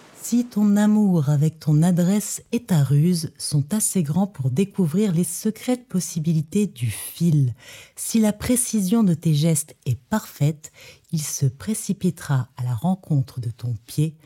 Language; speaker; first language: French; native; French